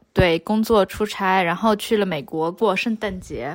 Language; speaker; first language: Chinese; native; Chinese